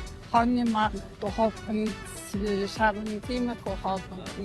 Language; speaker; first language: Mongolian; non-native, fluent; Polish